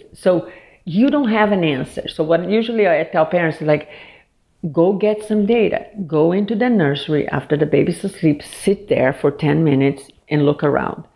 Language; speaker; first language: English; non-native, fluent; Portuguese